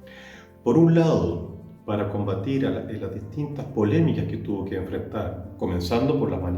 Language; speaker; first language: Spanish; native; Spanish